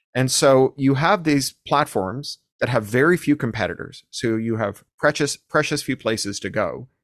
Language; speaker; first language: English; native; English